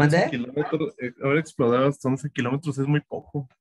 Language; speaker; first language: Spanish; native; Spanish